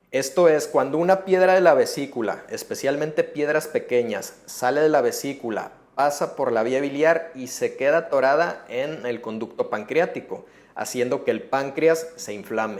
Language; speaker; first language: Spanish; native; Spanish